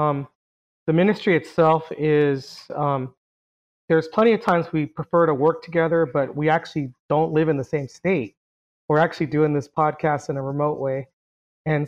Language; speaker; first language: English; native; English